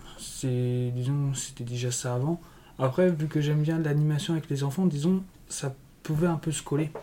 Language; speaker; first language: French; native; French